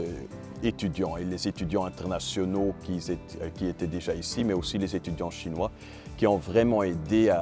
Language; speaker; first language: French; non-native, fluent; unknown